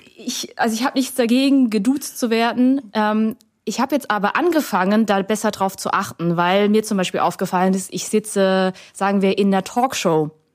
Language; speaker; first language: German; early bilingual, other home language; Vietnamese